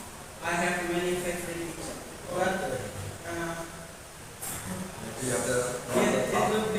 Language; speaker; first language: English; non-native, learner; Indonesian